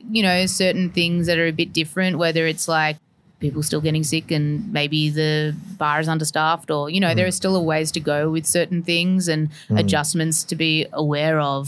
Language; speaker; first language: English; native; English